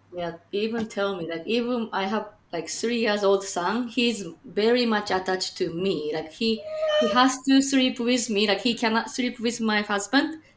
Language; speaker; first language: English; non-native, fluent; Japanese